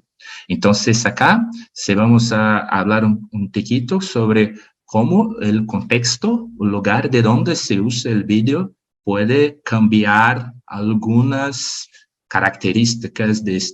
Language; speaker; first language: Spanish; non-native, learner; Portuguese